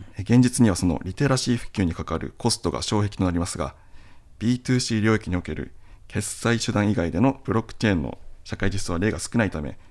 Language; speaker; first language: Japanese; native; Japanese